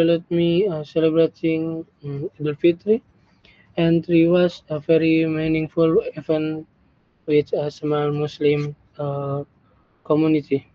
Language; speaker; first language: English; non-native, learner; Indonesian